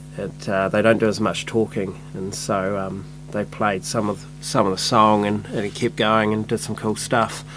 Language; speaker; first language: English; native; English